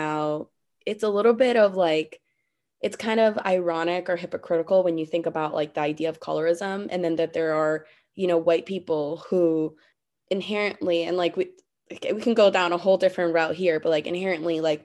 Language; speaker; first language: English; non-native, fluent; Spanish